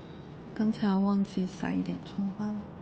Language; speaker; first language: Chinese; native; Chinese